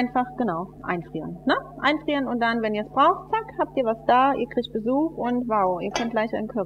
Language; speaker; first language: German; native; German